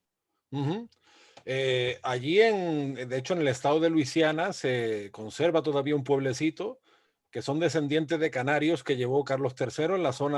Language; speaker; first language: Spanish; native; Spanish